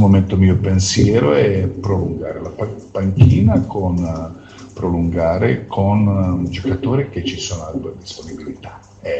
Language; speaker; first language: Italian; non-native, fluent; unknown